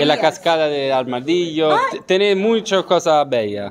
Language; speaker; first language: Spanish; non-native, learner; Italian